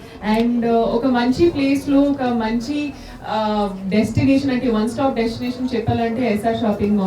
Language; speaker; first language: Telugu; non-native, fluent; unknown